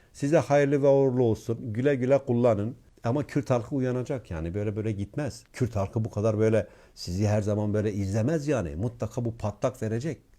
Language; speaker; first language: Turkish; non-native, local second language; Kurdish